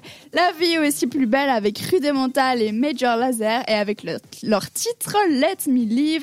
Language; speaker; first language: French; native; French